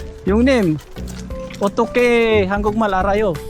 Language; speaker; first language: Korean; non-native, learner; Filipino